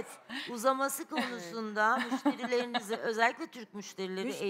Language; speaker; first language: Turkish; native; Turkish